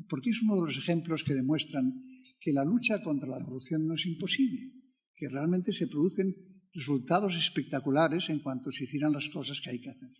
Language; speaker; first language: Spanish; native; Spanish